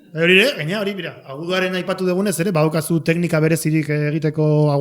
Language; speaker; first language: Basque; native; Basque